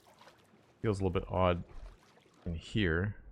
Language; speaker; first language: English; native; English